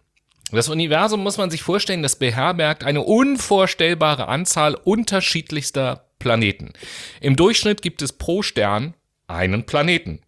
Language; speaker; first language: German; native; German